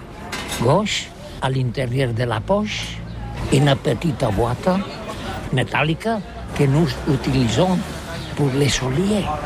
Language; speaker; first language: French; non-native, learner; Catalan